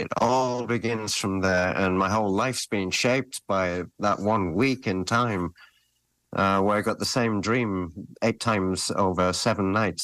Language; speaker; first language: English; native; English